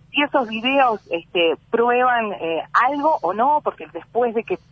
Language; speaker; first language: Spanish; native; Spanish